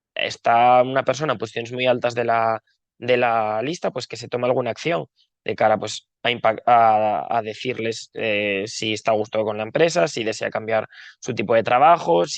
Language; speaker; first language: Spanish; native; Spanish